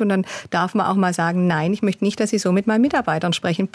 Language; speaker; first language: German; native; German